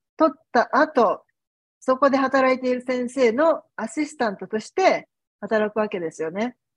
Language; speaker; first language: Japanese; native; Japanese